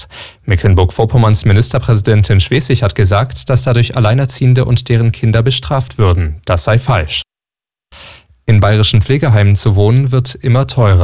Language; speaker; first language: German; native; German